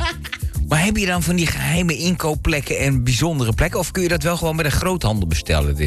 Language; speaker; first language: Dutch; native; Dutch